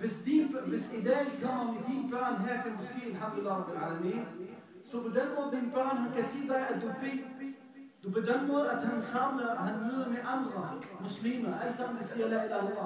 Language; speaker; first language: Danish; non-native, fluent; Arabic